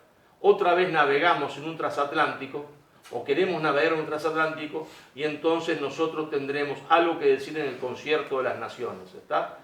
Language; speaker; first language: Spanish; native; Spanish